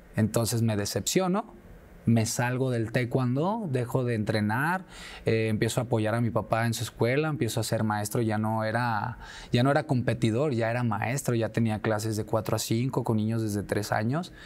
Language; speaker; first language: Spanish; native; Spanish